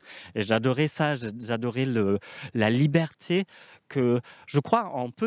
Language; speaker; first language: French; non-native, fluent; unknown